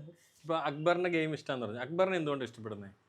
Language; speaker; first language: Malayalam; native; Malayalam